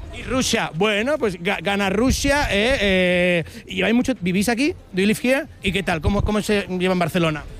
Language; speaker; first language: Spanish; native; Spanish